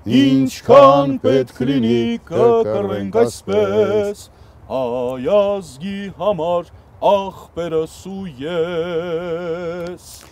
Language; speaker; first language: Armenian; native; Armenian